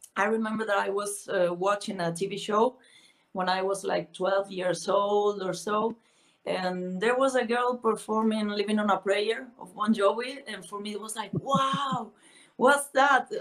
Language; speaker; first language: English; non-native, fluent; Spanish